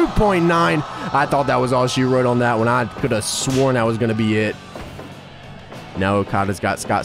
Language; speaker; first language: English; native; English